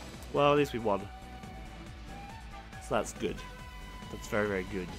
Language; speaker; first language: English; native; English